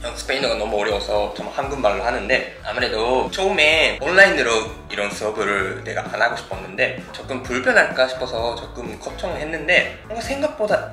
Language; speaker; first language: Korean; non-native, fluent; Japanese